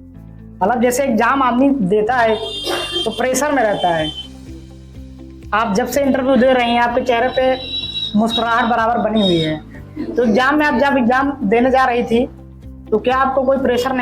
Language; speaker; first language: Hindi; native; Hindi